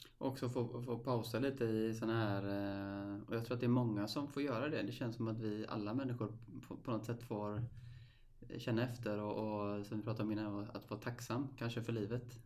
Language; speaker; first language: Swedish; native; Swedish